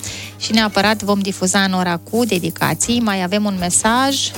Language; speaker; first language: Romanian; native; Romanian